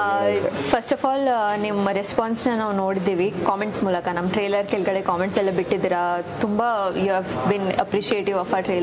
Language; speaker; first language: Kannada; non-native, local second language; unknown